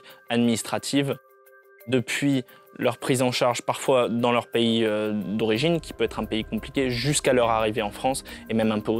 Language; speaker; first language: French; native; French